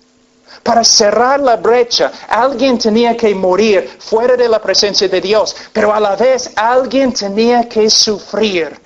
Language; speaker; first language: Spanish; non-native, fluent; English